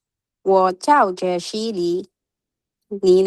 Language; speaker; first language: Chinese; non-native, learner; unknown